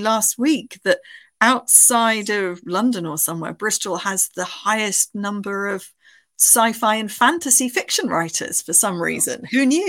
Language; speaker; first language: English; native; English